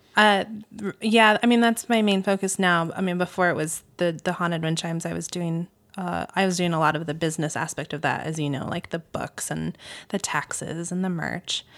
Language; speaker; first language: English; native; English